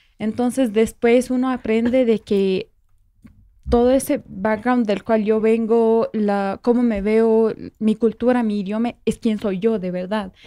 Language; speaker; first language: Spanish; non-native, fluent; Arabic